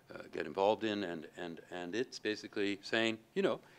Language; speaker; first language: English; native; English